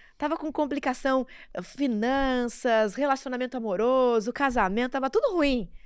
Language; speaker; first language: Portuguese; native; Portuguese